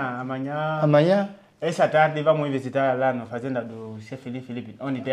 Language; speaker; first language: Portuguese; non-native, learner; Vietnamese